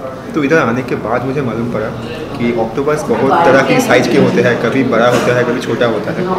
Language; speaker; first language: Hindi; non-native, local second language; Bangla